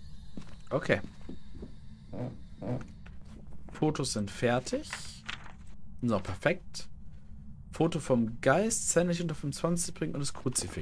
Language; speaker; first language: German; native; German